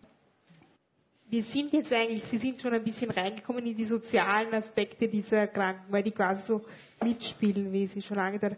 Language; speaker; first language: German; native; German